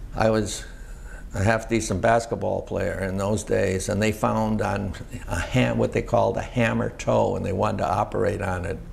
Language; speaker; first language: English; native; English